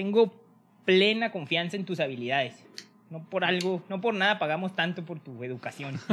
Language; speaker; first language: Spanish; native; Spanish